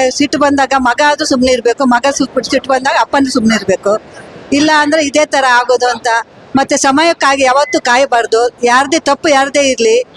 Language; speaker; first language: Kannada; non-native, local second language; Konkani